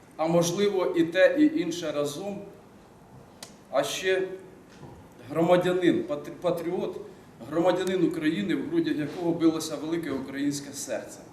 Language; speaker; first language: Ukrainian; native; Ukrainian